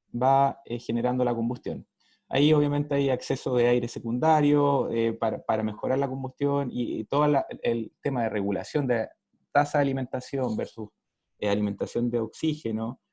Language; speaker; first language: Spanish; native; Spanish